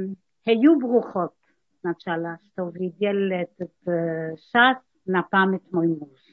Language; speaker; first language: Russian; non-native, learner; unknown